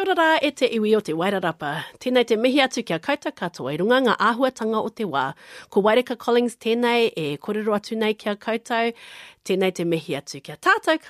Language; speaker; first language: Māori; non-native, local second language; English